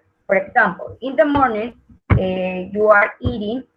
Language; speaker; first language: English; non-native, learner; Spanish